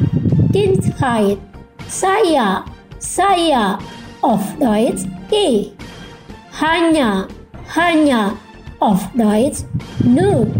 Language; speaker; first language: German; non-native, fluent; Indonesian